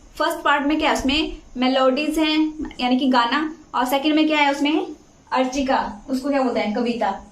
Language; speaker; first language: Hindi; native; Hindi